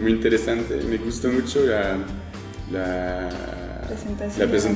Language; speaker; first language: Spanish; non-native, learner; French